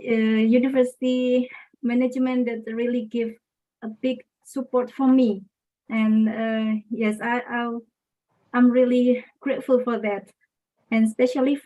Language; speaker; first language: English; non-native, local second language; Indonesian